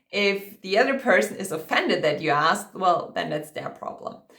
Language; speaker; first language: English; non-native, fluent; German